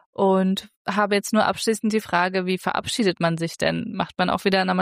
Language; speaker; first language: German; native; German